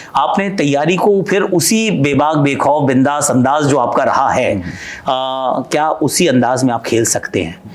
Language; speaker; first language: Hindi; native; Hindi